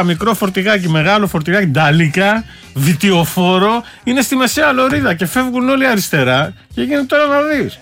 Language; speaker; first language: Greek; native; Greek